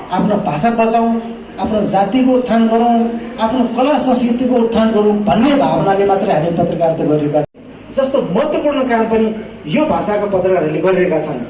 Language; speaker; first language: Nepali; non-native, local second language; Newari